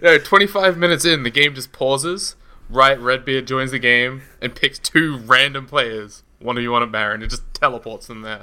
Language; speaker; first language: English; native; English